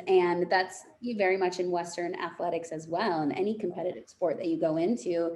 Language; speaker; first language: English; native; English